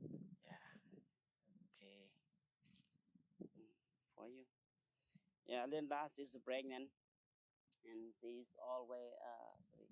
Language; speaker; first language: English; non-native, learner; Khmer